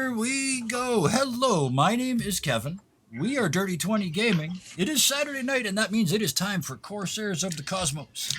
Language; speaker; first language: English; native; English